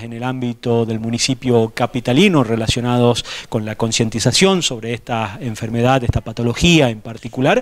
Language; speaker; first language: Spanish; native; Spanish